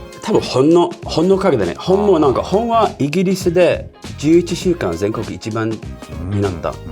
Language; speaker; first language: Japanese; non-native, learner; English